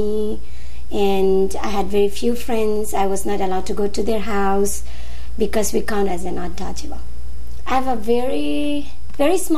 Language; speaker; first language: English; non-native, local second language; Nepali